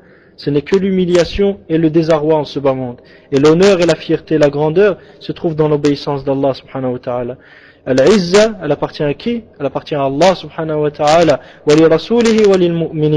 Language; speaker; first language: French; native; French